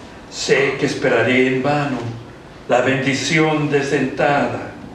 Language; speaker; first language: Spanish; early bilingual, heritage; Spanish